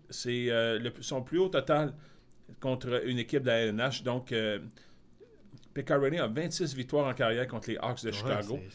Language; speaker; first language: French; native; French